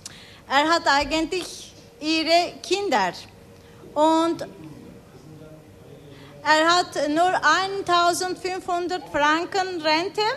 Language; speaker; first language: German; non-native, learner; Turkish